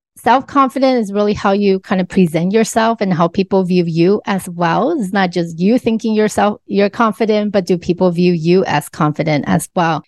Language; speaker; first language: English; early bilingual, other home language; Chinese